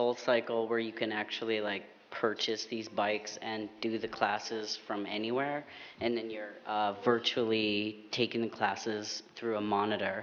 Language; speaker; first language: English; native; English